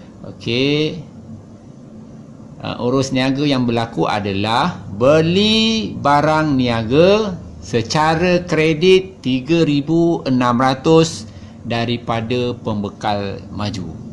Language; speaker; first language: Malay; native; Malay